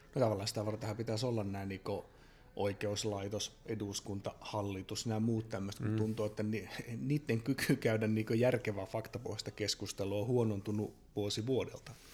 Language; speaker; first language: Finnish; native; Finnish